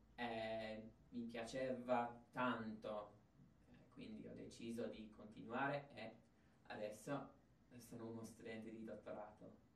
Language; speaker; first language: Italian; non-native, fluent; English